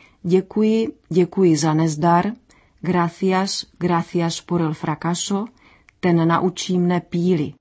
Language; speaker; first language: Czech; non-native, fluent; Spanish